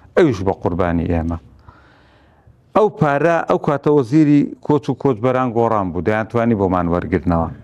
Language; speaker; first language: Central Kurdish; native; Central Kurdish